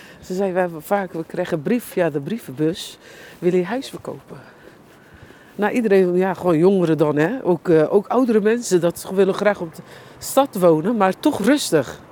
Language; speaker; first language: Dutch; non-native, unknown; Turkish